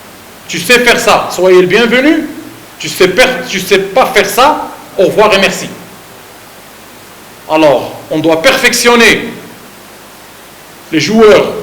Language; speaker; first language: French; non-native, fluent; Arabic